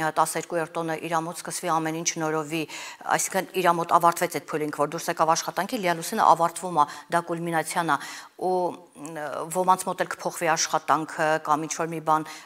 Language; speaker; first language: Armenian; native; Armenian